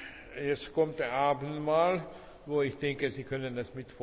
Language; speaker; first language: German; non-native, fluent; Hungarian